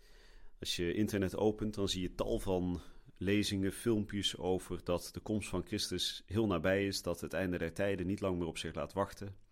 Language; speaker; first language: Dutch; native; Dutch